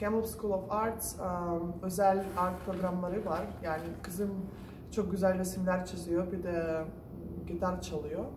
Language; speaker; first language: Turkish; non-native, fluent; Russian